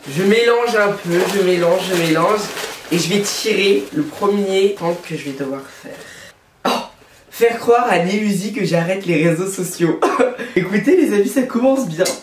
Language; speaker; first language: French; native; French